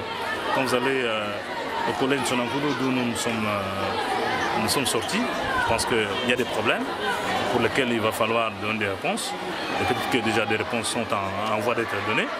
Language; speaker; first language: French; non-native, local second language; Kongo